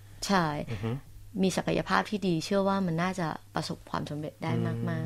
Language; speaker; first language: Thai; native; Thai